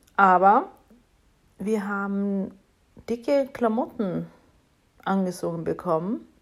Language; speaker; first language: German; non-native, fluent; Norwegian